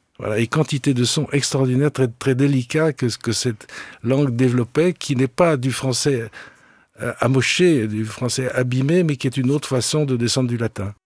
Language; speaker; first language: French; native; French